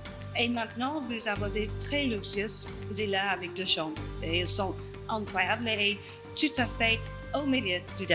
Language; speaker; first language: French; non-native, learner; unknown